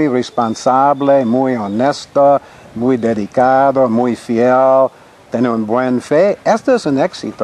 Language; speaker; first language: Spanish; non-native, fluent; English